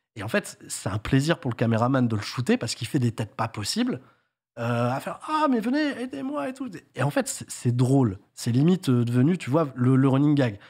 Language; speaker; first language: French; native; French